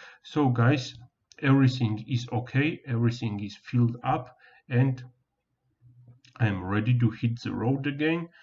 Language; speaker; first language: English; non-native, learner; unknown